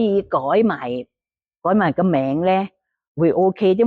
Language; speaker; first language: Cantonese; non-native, learner; Thai